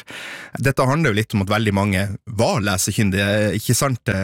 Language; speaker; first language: Norwegian; native; Norwegian